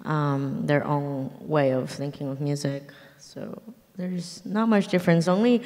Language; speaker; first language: English; early bilingual, other home language; Chinese